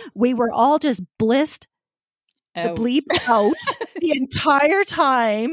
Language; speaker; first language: English; native; English